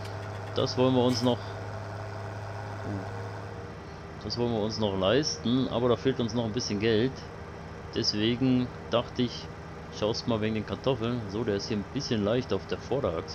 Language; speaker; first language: German; native; German